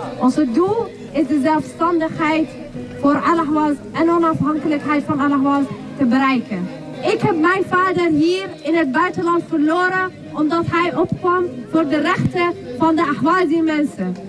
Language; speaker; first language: Dutch; early bilingual, other home language; Arabic